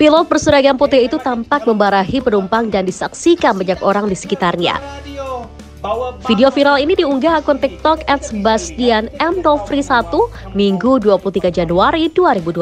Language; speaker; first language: Indonesian; native; Indonesian